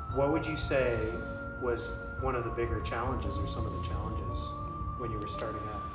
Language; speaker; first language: English; native; English